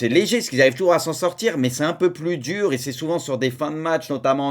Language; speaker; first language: French; native; French